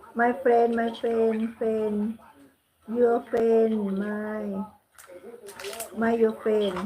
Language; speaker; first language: English; non-native, learner; Thai